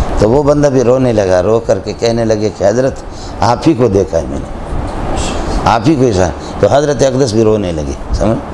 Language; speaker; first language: Urdu; non-native, local second language; Baluchi